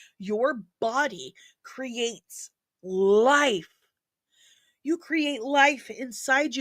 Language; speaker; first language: English; native; English